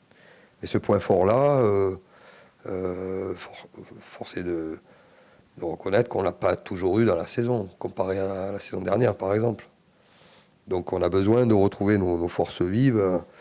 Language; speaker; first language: French; native; French